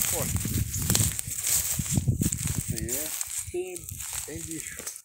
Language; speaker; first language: Portuguese; native; Portuguese